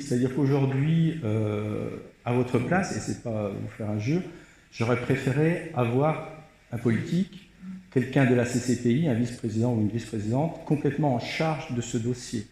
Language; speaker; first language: French; native; French